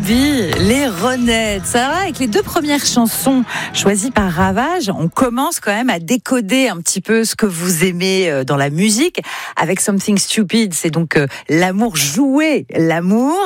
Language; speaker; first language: French; native; French